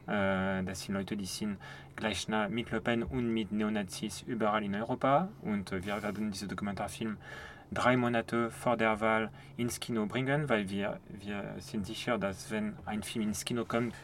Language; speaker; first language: German; non-native, fluent; French